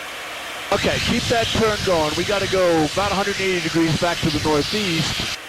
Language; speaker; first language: English; native; English